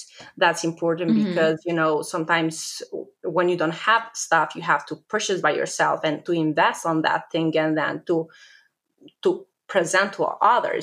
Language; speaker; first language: English; non-native, fluent; Albanian